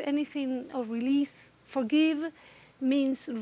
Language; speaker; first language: English; non-native, fluent; Spanish